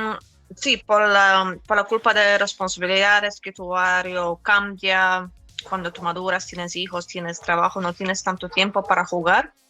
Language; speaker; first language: Spanish; non-native, fluent; Polish